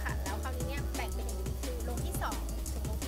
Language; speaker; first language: Thai; native; Thai